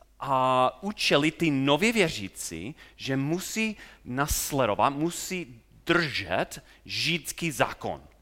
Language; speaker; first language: Czech; non-native, fluent; English